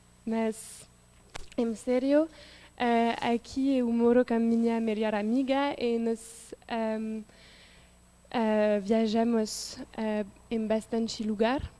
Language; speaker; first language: Portuguese; non-native, learner; French